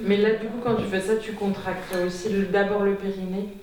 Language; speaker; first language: French; native; French